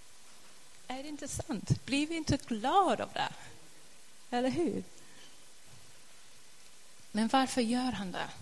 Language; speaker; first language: Swedish; non-native, fluent; English